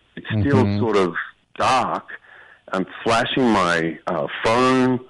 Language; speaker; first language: English; native; English